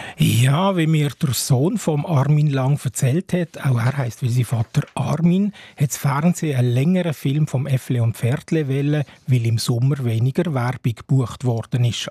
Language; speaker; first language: German; native; German